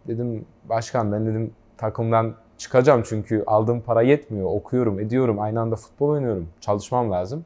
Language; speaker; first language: Turkish; early bilingual, heritage; Turkish